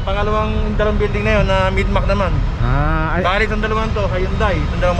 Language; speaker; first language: Filipino; native; Filipino